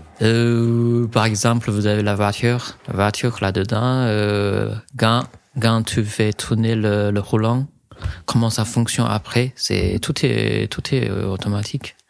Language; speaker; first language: French; non-native, fluent; Chinese